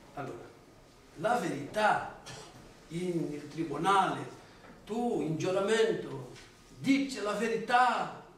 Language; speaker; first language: Italian; non-native, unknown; Portuguese